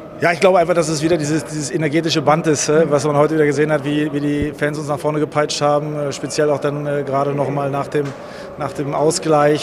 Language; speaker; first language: German; native; German